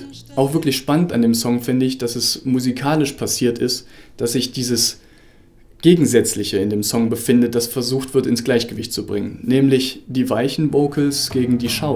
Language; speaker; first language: German; native; German